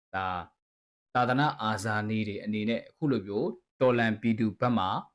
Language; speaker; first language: Burmese; native; Burmese